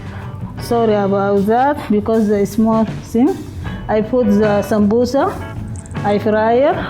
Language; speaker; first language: English; non-native, learner; Arabic